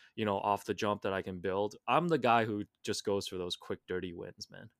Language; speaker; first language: English; non-native, local second language; Cantonese